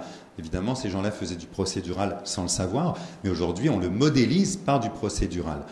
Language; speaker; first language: French; native; French